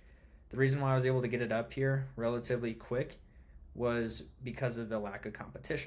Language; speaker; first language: English; native; English